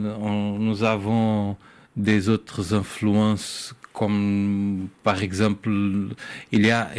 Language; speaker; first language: French; non-native, fluent; Portuguese